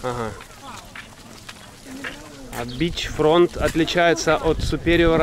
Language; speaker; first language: Russian; native; Russian